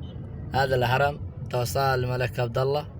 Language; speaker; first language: Arabic; non-native, learner; Saraiki